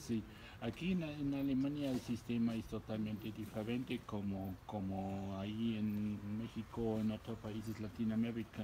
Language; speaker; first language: Spanish; non-native, fluent; German